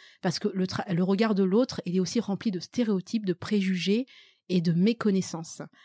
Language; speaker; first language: French; early bilingual, other home language; Malagasy